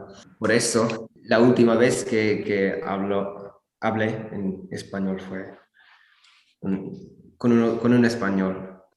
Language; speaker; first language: Spanish; non-native, learner; English